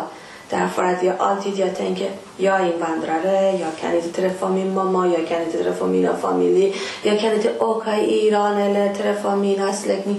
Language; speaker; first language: Swedish; non-native, learner; Persian